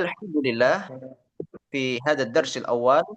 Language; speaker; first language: Arabic; non-native, fluent; Indonesian